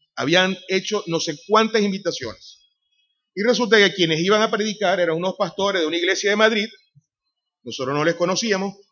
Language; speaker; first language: Spanish; native; Spanish